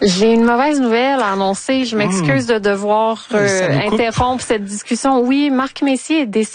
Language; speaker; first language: French; native; French